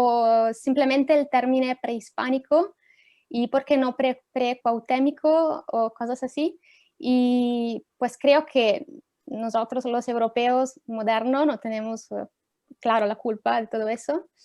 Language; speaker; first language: Spanish; non-native, fluent; Italian